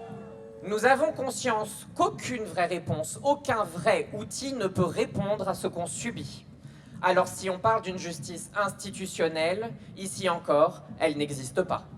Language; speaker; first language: French; native; French